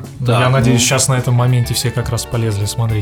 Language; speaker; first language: Russian; native; Russian